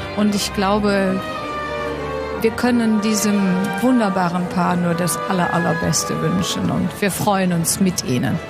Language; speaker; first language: German; non-native, local second language; Luxembourgish